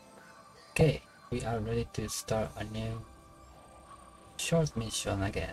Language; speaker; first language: English; non-native, learner; Japanese